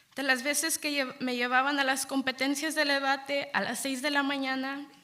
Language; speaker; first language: Spanish; early bilingual, heritage; Spanish